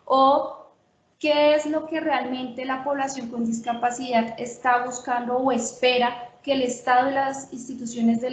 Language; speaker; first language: Spanish; native; Spanish